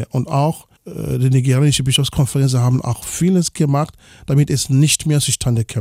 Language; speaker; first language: German; non-native, fluent; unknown